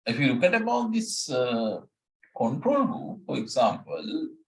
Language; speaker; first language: English; non-native, local second language; Sinhala